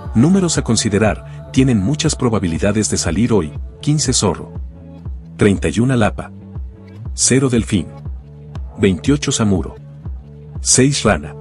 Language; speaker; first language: Spanish; native; Spanish